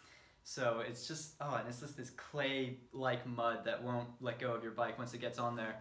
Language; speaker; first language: English; native; English